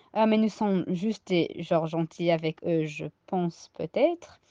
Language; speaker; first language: French; non-native, fluent; English